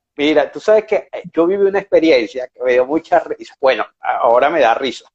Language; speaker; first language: Spanish; native; Spanish